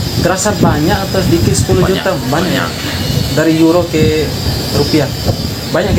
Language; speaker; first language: Indonesian; native; Indonesian